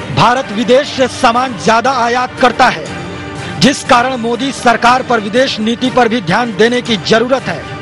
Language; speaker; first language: Hindi; native; Hindi